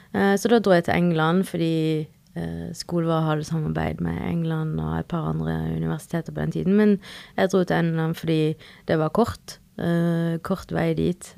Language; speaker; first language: Norwegian; early bilingual, other home language; Spanish